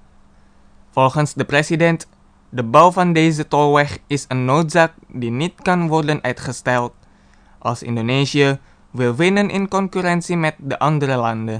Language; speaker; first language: Dutch; non-native, fluent; Indonesian